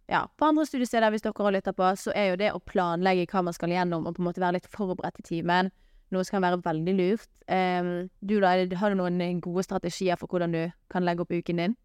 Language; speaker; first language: Norwegian; native; Norwegian